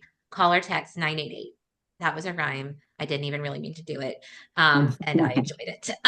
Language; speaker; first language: English; native; English